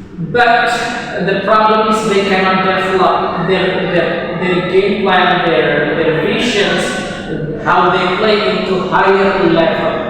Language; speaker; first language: English; non-native, fluent; Indonesian